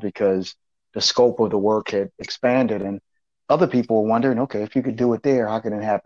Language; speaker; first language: English; native; English